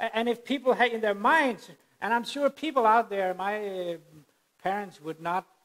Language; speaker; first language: English; non-native, fluent; Danish